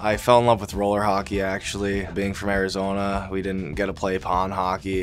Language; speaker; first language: English; native; English